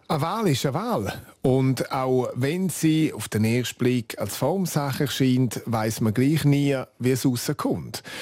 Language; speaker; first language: German; non-native, local second language; Romansh